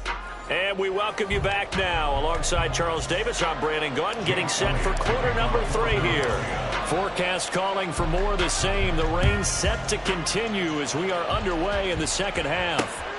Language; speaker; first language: English; native; English